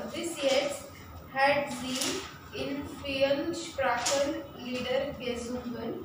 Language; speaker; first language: German; non-native, learner; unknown